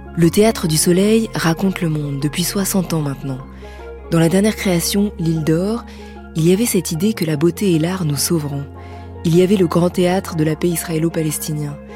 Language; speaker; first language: French; native; French